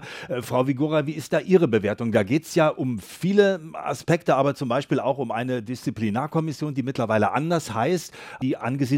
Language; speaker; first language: German; native; German